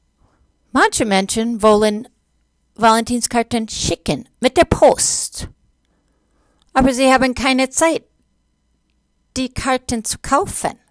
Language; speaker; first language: German; non-native, fluent; English